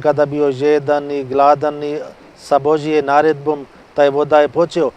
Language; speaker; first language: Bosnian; non-native, learner; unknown